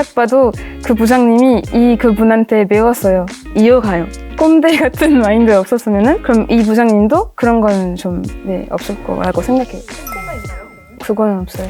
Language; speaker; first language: Korean; non-native, fluent; French